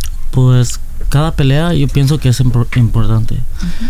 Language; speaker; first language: Spanish; early bilingual, heritage; Spanish